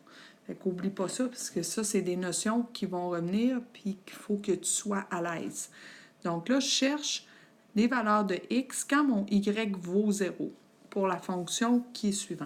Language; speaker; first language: French; native; French